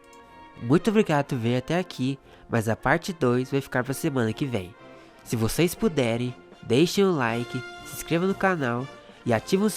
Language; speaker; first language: Portuguese; native; Portuguese